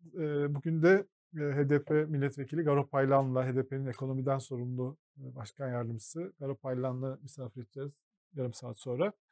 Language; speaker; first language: Turkish; native; Turkish